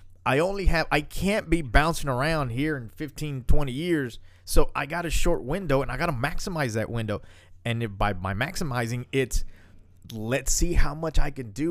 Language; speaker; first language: English; early bilingual, other home language; Spanish